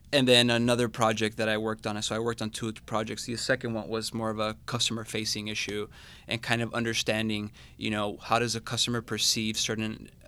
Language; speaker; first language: English; non-native, fluent; Spanish